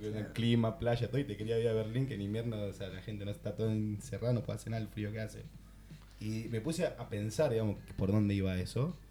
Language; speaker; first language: Spanish; native; Spanish